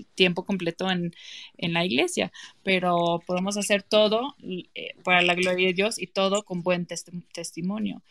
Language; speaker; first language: Spanish; non-native, fluent; English